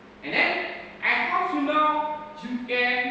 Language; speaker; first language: English; non-native, learner; Indonesian